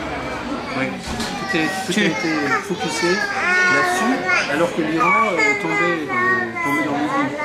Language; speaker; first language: French; non-native, fluent; Persian